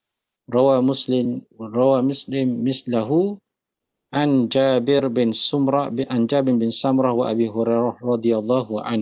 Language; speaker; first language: Arabic; non-native, fluent; Malay